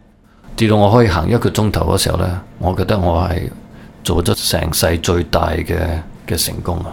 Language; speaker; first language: Cantonese; early bilingual, heritage; Cantonese